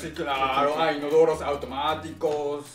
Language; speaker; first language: Spanish; non-native, fluent; Japanese